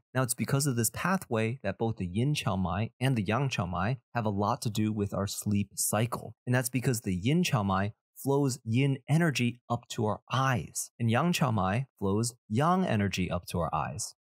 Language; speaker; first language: English; early bilingual, other home language; Chinese